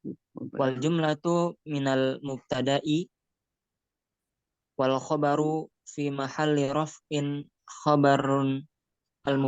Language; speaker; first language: Arabic; non-native, learner; Indonesian